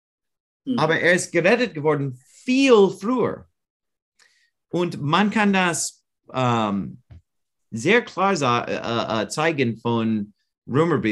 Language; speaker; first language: German; non-native, learner; English